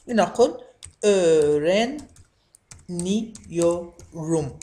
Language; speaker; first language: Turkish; non-native, fluent; Arabic